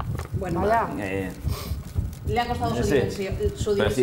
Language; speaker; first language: Spanish; native; Spanish